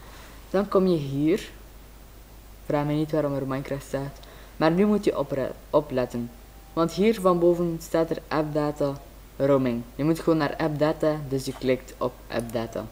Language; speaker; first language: Dutch; native; Dutch